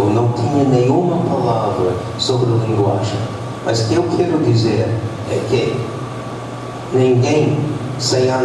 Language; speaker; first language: Portuguese; non-native, fluent; English